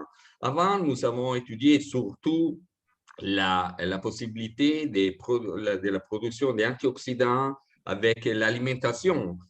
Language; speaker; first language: French; non-native, fluent; Italian